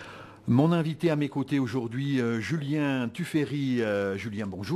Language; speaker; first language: French; native; French